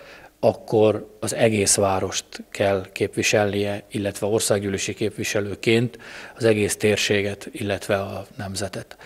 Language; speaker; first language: Hungarian; native; Hungarian